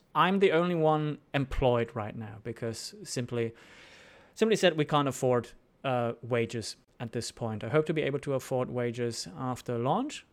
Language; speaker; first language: English; non-native, fluent; German